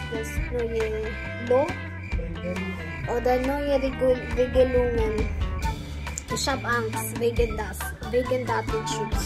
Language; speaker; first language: German; non-native, learner; Filipino